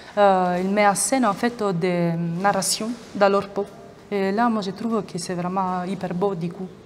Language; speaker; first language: French; non-native, fluent; Italian